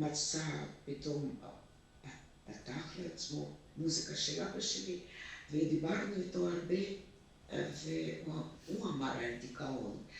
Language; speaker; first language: Hebrew; non-native, fluent; Russian